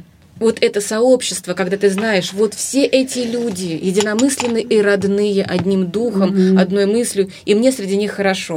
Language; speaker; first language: Russian; native; Russian